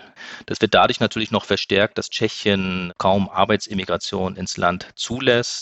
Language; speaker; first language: German; native; German